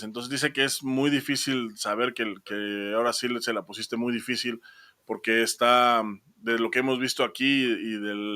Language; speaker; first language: Spanish; native; Spanish